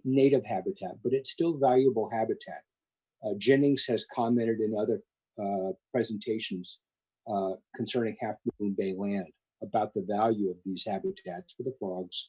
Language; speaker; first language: English; native; English